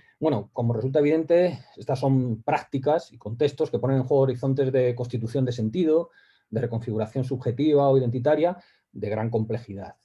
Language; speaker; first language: Spanish; native; Spanish